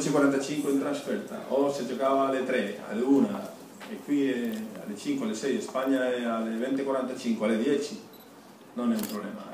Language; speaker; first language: Italian; non-native, fluent; Spanish